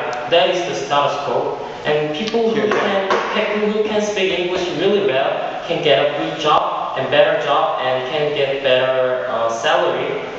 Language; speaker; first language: English; non-native, fluent; Korean